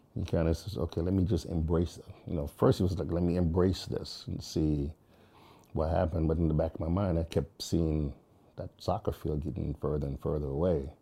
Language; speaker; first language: English; early bilingual, other home language; Jamaican Creole English